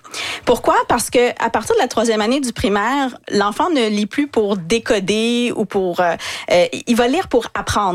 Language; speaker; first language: French; native; French